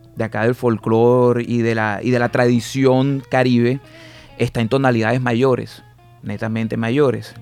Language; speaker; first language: Spanish; native; Spanish